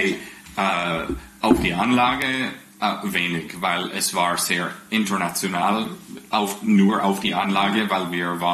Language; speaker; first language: German; non-native, fluent; English